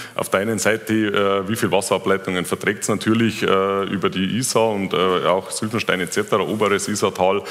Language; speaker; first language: German; native; German